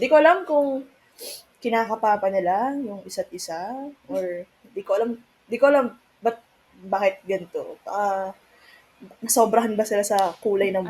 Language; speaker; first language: Filipino; native; Filipino